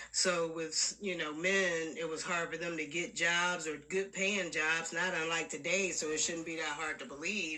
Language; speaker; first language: English; native; English